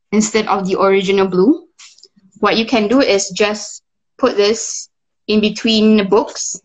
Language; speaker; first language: English; non-native, local second language; Malay